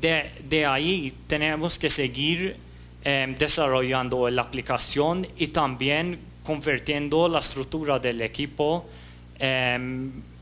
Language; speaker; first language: Spanish; non-native, fluent; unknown